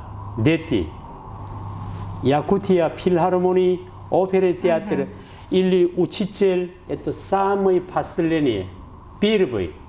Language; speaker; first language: Russian; non-native, learner; Korean